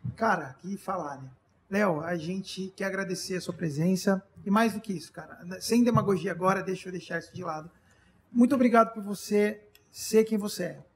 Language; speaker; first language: Portuguese; native; Portuguese